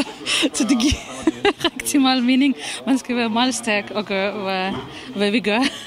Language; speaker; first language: Danish; non-native, fluent; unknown